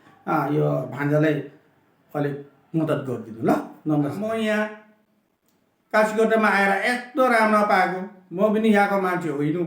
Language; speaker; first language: Nepali; non-native, local second language; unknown